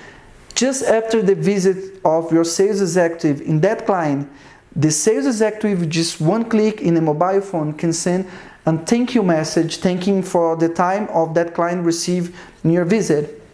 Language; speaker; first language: English; non-native, fluent; Portuguese